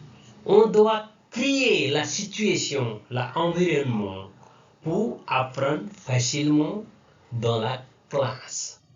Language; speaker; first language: French; non-native, learner; Nepali